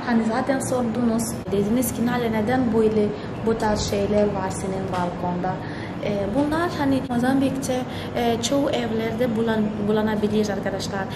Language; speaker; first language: Turkish; non-native, fluent; Portuguese